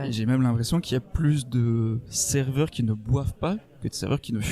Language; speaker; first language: French; native; French